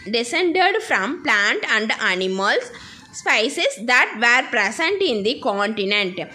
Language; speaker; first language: English; non-native, local second language; Tamil